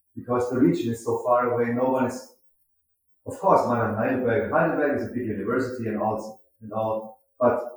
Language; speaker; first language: English; non-native, fluent; German